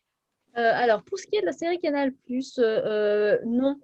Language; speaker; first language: French; native; French